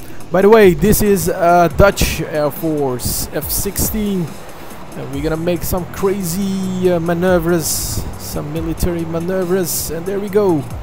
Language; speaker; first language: English; non-native, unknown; Turkish